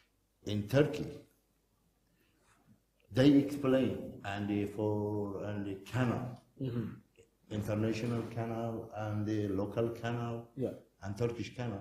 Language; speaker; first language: English; non-native, learner; Turkish